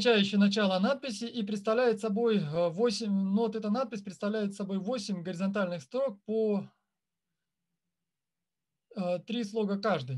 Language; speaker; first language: Russian; native; Russian